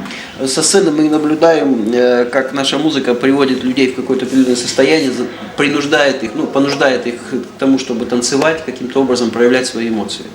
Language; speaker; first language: Russian; native; Russian